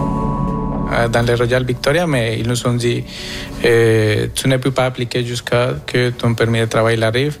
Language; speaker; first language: French; non-native, fluent; Spanish